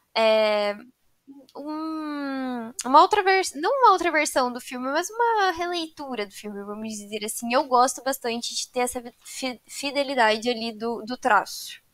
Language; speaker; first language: Portuguese; native; Portuguese